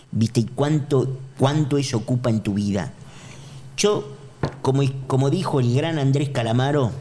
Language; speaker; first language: Spanish; native; Spanish